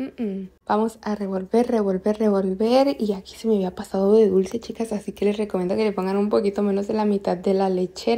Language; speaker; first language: Spanish; native; Spanish